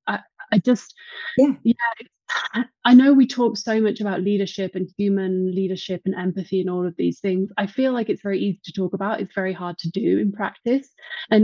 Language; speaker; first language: English; native; English